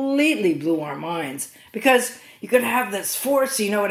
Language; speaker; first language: English; native; English